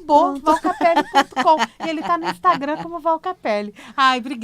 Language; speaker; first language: Portuguese; native; Portuguese